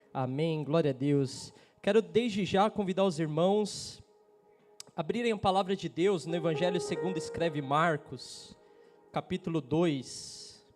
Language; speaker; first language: Portuguese; native; Portuguese